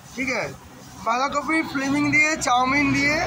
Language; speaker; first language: Hindi; non-native, local second language; Bangla